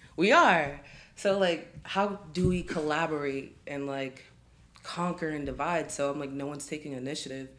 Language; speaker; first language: English; native; English